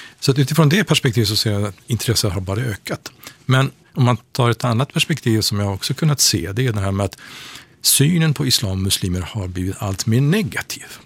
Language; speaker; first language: Swedish; non-native, fluent; Persian